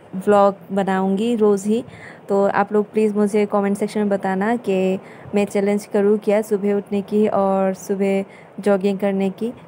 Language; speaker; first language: Hindi; non-native, local second language; Bangla